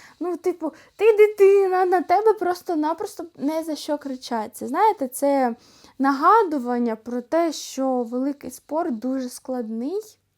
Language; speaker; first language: Ukrainian; non-native, local second language; Russian